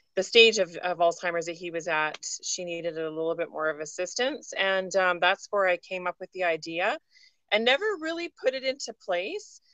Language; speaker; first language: English; native; English